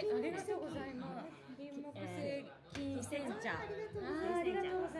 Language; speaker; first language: Japanese; native; Japanese